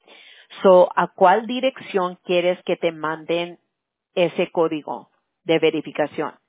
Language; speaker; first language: Spanish; early bilingual, heritage; English